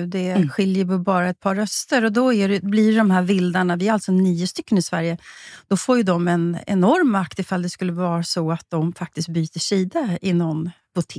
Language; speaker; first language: Swedish; native; Swedish